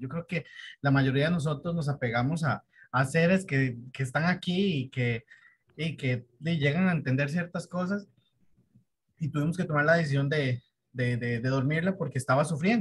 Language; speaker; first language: Spanish; native; Spanish